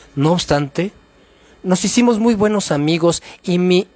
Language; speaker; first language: Spanish; native; Spanish